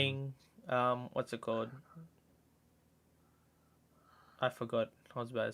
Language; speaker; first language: English; native; English